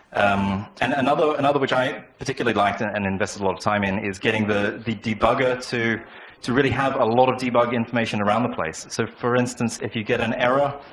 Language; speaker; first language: English; native; English